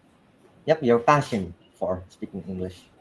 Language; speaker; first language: English; non-native, fluent; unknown